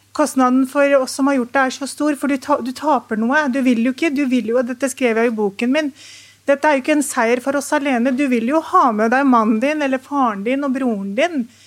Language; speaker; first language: Norwegian; early bilingual, other home language; Urdu